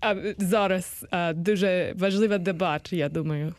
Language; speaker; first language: Ukrainian; non-native, learner; English